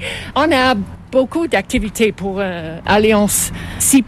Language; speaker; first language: French; non-native, fluent; English